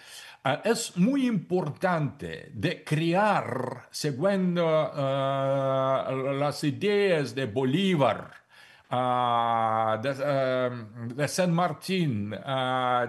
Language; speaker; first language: Spanish; non-native, fluent; Russian